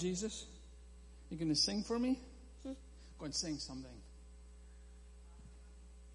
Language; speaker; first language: English; native; English